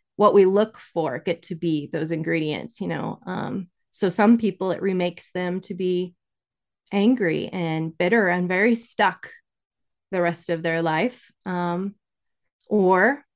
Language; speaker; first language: English; native; English